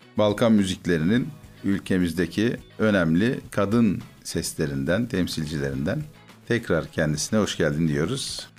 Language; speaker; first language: Turkish; native; Turkish